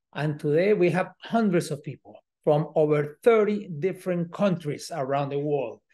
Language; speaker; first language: English; non-native, fluent; Spanish